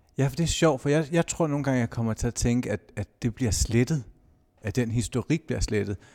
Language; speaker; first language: Danish; native; Danish